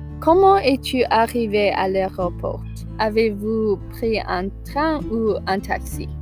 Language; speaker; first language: French; non-native, learner; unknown